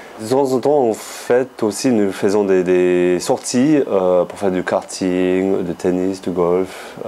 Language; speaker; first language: French; non-native, fluent; English